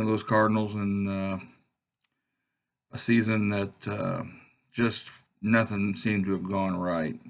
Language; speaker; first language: English; native; English